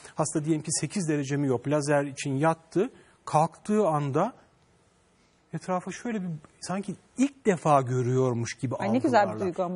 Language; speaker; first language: Turkish; native; Turkish